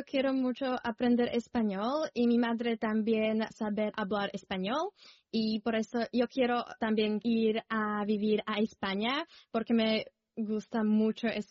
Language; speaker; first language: Spanish; non-native, learner; Slovak